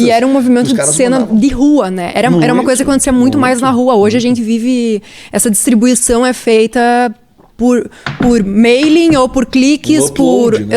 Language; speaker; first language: Portuguese; native; Portuguese